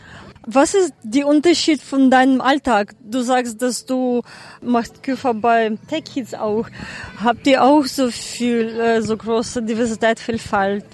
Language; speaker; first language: German; non-native, fluent; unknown